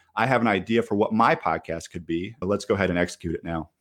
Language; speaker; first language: English; native; English